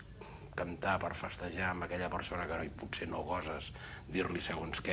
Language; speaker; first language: Catalan; native; Catalan